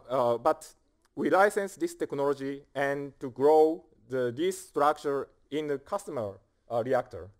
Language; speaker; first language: English; non-native, fluent; Japanese